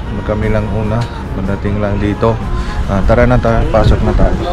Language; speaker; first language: Filipino; early bilingual, heritage; Filipino